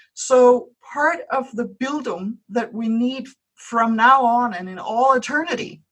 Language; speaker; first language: English; non-native, fluent; Danish